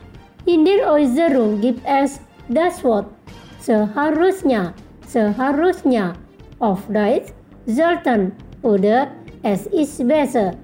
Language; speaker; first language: German; non-native, learner; Indonesian